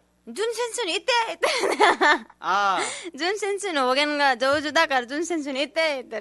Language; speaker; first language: Japanese; non-native, learner; Nepali